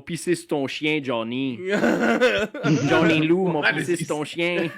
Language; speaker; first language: French; native; French